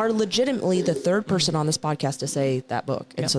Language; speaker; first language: English; native; English